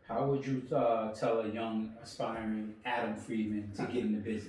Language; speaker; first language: English; native; English